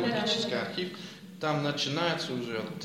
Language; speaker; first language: Russian; non-native, learner; Dutch